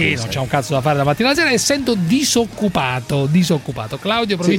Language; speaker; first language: Italian; native; Italian